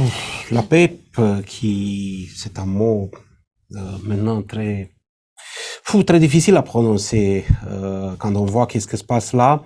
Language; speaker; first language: French; non-native, fluent; Romanian